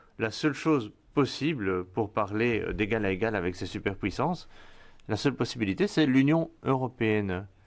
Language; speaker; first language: French; non-native, fluent; Spanish